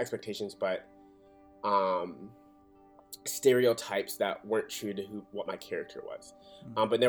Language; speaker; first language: English; native; English